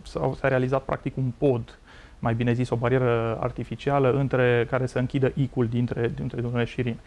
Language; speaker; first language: Romanian; native; Romanian